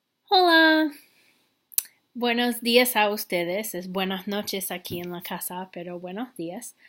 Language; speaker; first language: Spanish; non-native, fluent; English